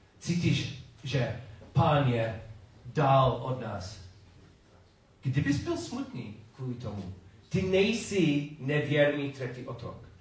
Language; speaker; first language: Czech; non-native, learner; English